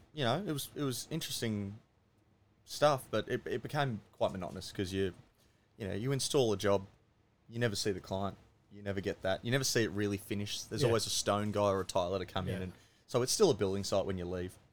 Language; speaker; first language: English; native; English